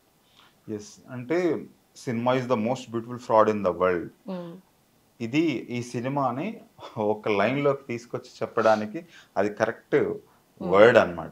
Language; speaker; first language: Telugu; native; Telugu